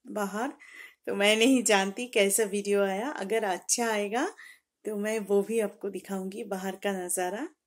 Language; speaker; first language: Hindi; non-native, local second language; Bangla